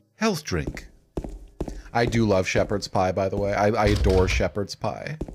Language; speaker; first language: English; native; English